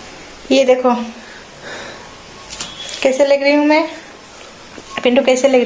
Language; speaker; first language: Hindi; native; Hindi